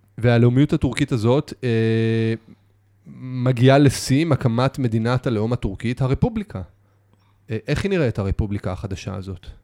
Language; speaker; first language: Hebrew; native; Hebrew